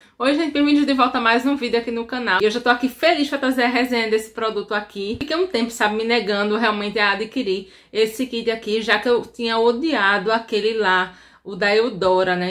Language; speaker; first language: Portuguese; native; Portuguese